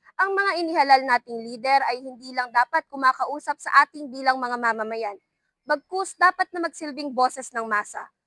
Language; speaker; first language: Filipino; native; Filipino